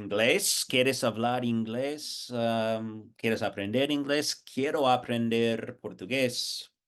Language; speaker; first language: Spanish; non-native, fluent; English